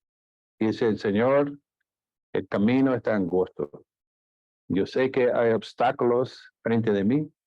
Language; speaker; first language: Spanish; non-native, fluent; English